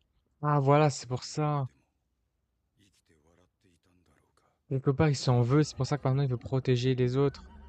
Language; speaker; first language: French; native; French